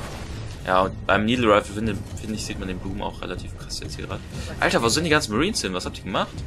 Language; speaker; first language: German; native; German